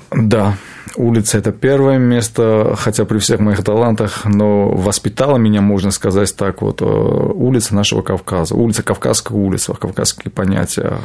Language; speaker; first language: Russian; non-native, local second language; Armenian